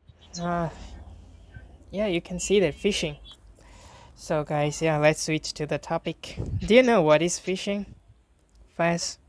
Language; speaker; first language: English; non-native, fluent; Bangla